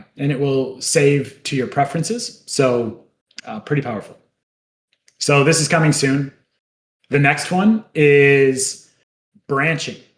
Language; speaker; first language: English; native; English